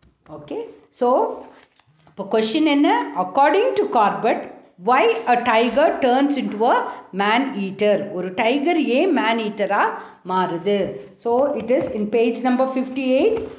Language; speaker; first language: English; non-native, local second language; Tamil